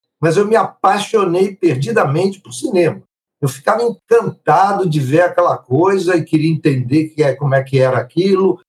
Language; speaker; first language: Portuguese; early bilingual, other home language; Italian